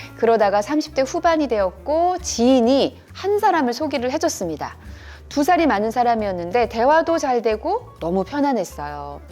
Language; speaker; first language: Korean; native; Korean